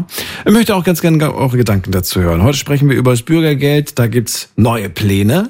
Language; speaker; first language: German; native; German